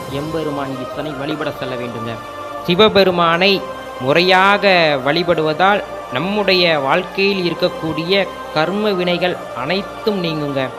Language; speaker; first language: Tamil; native; Tamil